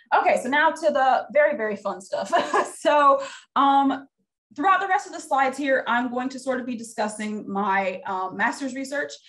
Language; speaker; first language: English; native; English